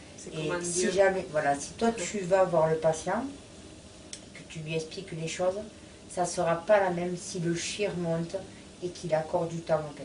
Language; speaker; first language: French; native; French